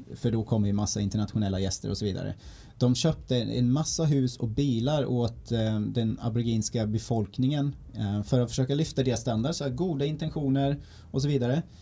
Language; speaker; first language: Swedish; native; Swedish